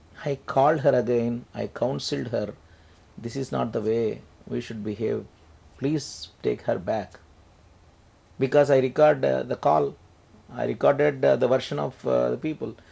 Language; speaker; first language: English; non-native, local second language; Telugu